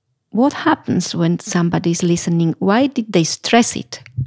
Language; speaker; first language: English; non-native, fluent; Slovak